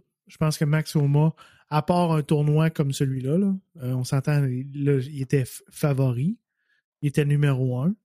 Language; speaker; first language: French; native; French